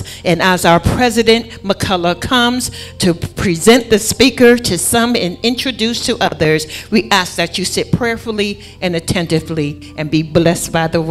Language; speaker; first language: English; native; English